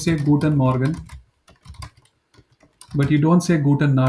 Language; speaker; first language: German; non-native, fluent; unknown